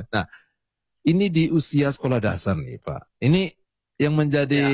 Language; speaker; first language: Indonesian; native; Indonesian